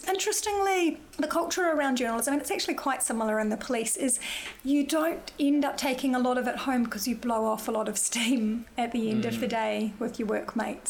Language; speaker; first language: English; native; English